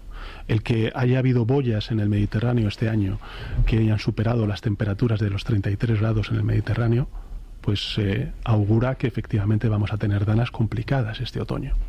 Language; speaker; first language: Spanish; native; Spanish